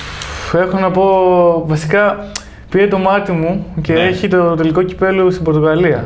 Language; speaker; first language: Greek; native; Greek